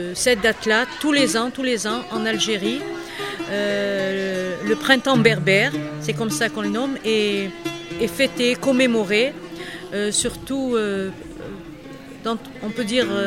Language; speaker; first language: French; non-native, local second language; Kabyle